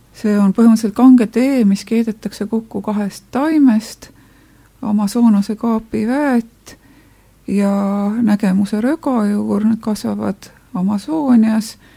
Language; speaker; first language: Estonian; native; Estonian